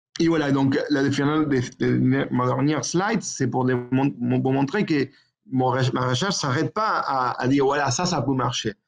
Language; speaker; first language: French; non-native, fluent; Spanish